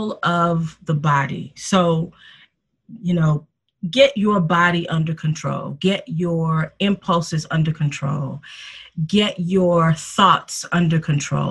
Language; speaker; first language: English; native; English